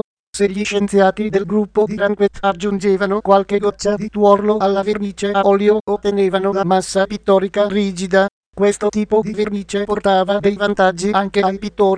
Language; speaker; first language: Italian; native; Italian